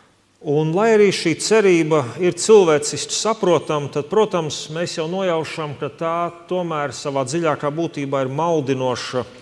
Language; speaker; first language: Latvian; native; Latvian